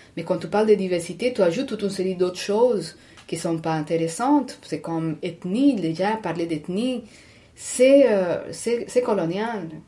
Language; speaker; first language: French; non-native, fluent; Spanish